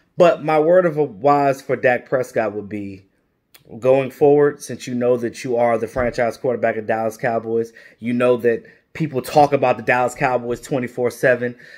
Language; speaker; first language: English; native; English